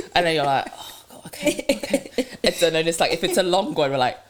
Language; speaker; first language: English; non-native, local second language; French